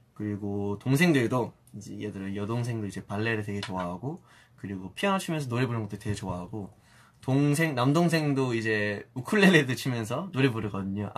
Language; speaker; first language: Korean; early bilingual, heritage; Korean